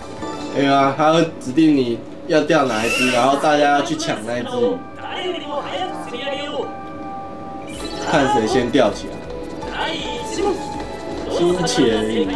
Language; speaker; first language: Chinese; native; Chinese